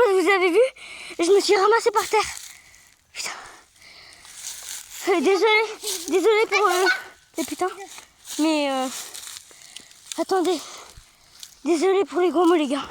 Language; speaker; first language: French; native; French